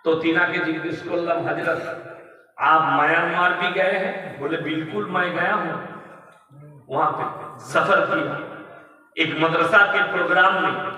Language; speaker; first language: Hindi; non-native, local second language; Bangla